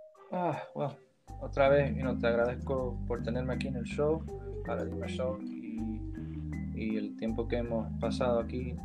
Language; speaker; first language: Spanish; early bilingual, heritage; Spanish